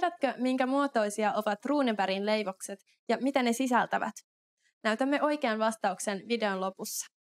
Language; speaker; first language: Finnish; native; Finnish